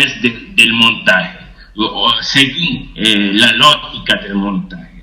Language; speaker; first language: Spanish; non-native, fluent; Japanese